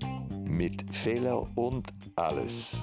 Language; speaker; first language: German; non-native, learner; Spanish